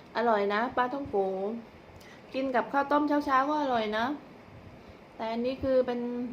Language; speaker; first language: Thai; native; Thai